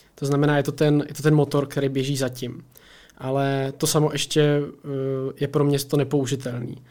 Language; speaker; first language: Czech; native; Czech